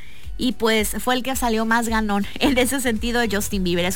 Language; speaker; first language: Spanish; native; Spanish